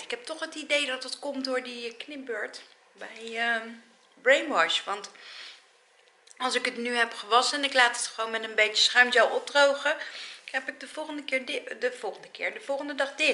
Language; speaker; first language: Dutch; native; Dutch